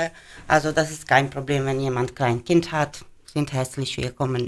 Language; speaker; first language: German; non-native, fluent; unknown